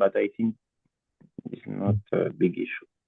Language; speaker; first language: English; non-native, learner; Portuguese